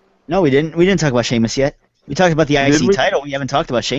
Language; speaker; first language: English; native; English